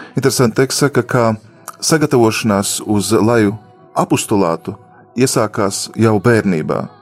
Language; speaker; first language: Latvian; native; Latvian